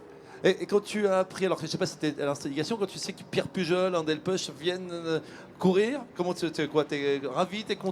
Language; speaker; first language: French; native; French